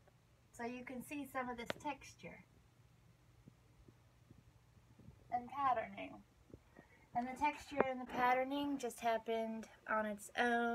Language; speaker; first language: English; native; English